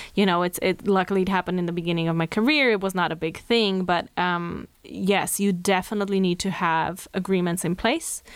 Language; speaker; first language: English; non-native, fluent; Slovenian